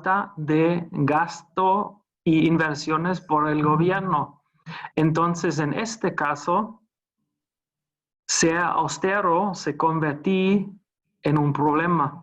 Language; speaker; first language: Spanish; non-native, fluent; German